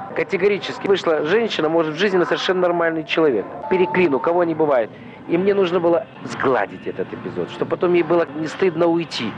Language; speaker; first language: Russian; native; Russian